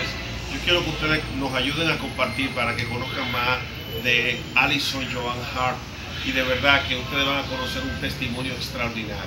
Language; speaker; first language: Spanish; native; Spanish